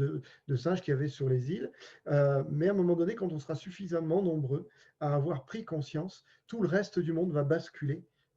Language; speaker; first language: French; native; French